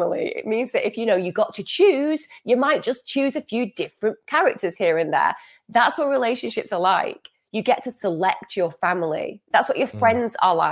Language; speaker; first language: English; native; English